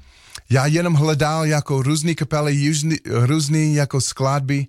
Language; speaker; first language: Czech; non-native, learner; English